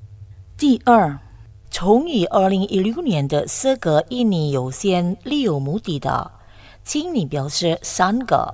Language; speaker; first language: Chinese; non-native, fluent; Indonesian